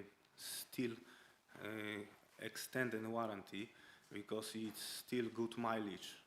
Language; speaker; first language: English; non-native, learner; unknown